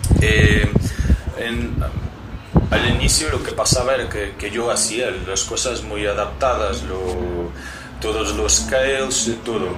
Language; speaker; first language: Spanish; non-native, learner; Portuguese